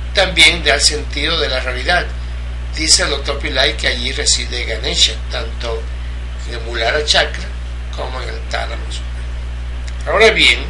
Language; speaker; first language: Spanish; native; Spanish